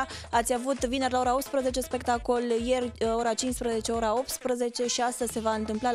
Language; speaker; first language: Romanian; native; Romanian